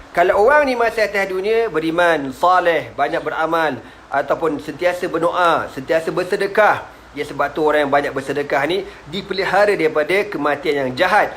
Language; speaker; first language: Malay; native; Malay